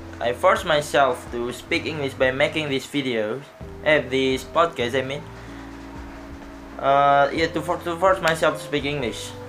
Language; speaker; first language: English; non-native, learner; Indonesian